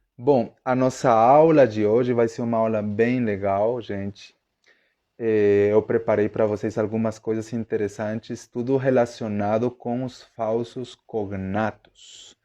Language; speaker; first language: Portuguese; non-native, fluent; Spanish